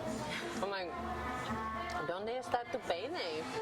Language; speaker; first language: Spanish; non-native, learner; English